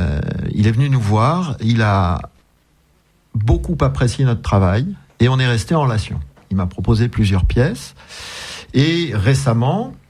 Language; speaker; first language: French; native; French